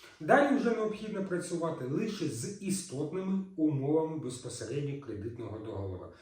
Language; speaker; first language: Ukrainian; native; Ukrainian